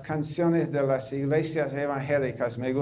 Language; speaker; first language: Spanish; non-native, fluent; English